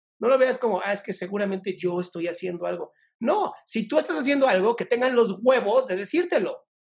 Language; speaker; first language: Spanish; native; Spanish